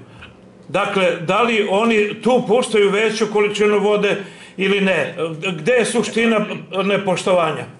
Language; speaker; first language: Serbian; native; Serbian